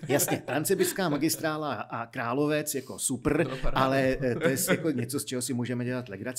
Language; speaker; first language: Czech; native; Czech